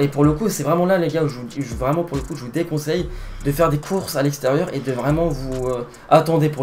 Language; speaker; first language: French; native; French